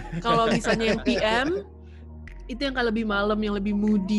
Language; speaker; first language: Indonesian; early bilingual, heritage; Indonesian